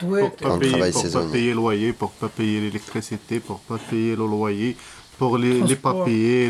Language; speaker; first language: French; non-native, learner; Arabic